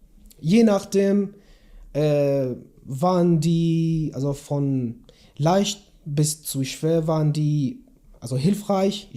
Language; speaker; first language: German; non-native, learner; Kurdish